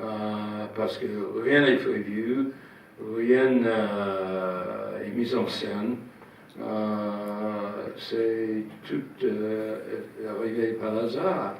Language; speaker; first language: French; non-native, fluent; English